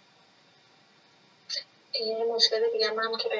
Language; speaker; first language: Persian; native; Persian